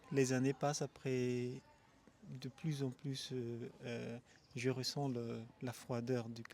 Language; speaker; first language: French; non-native, local second language; Malagasy